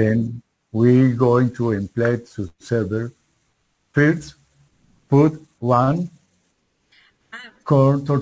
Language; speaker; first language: English; non-native, learner; Spanish